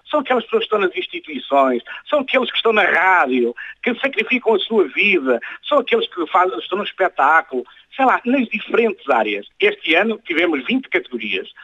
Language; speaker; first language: Portuguese; native; Portuguese